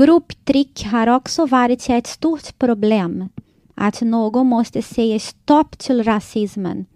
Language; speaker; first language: Swedish; non-native, fluent; Portuguese